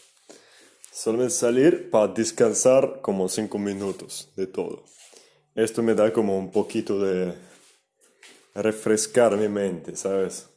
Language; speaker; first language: Spanish; non-native, fluent; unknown